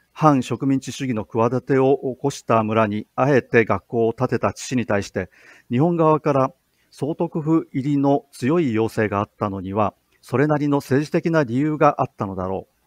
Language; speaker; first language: Japanese; native; Japanese